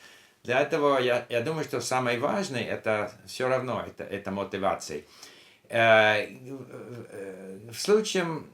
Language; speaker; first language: Russian; non-native, learner; English